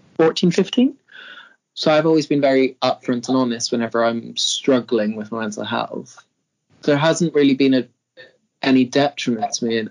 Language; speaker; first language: English; native; English